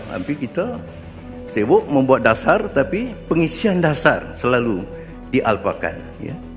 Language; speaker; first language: Malay; native; Malay